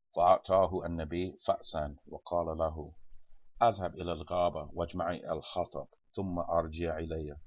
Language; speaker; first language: Arabic; non-native, learner; English